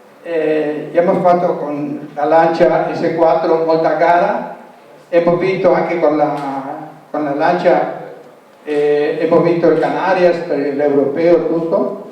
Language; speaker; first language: Italian; non-native, learner; Spanish